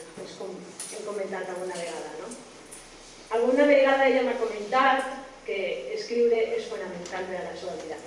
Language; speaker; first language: Spanish; non-native, local second language; Catalan